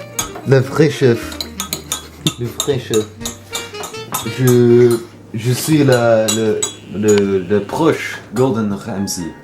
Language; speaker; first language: French; non-native, learner; English